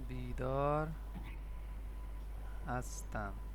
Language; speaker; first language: Persian; non-native, fluent; Urdu